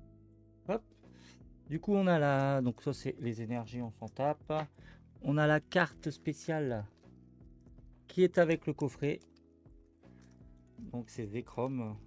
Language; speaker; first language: French; native; French